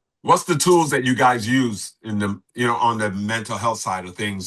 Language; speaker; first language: English; native; English